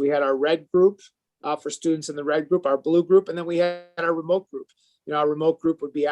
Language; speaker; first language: English; native; English